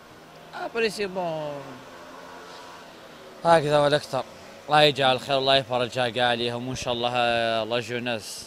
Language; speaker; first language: Arabic; native; Arabic